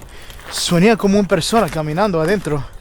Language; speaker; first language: Spanish; early bilingual, heritage; English